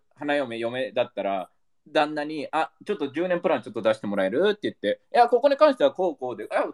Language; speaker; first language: Japanese; early bilingual, heritage; English